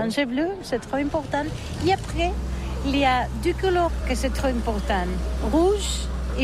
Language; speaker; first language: French; non-native, learner; Catalan